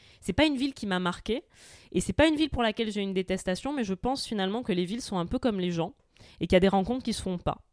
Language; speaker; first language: French; native; French